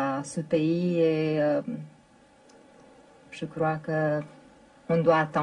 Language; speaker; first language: French; non-native, fluent; Romanian